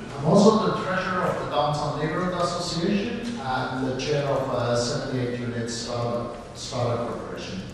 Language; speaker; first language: English; non-native, fluent; Swiss German